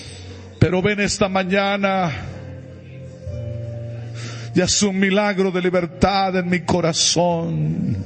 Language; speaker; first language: Spanish; native; Spanish